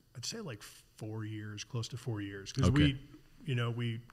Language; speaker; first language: English; native; English